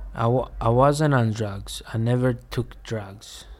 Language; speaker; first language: English; non-native, fluent; Greek